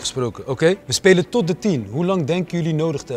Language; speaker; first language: Dutch; native; Dutch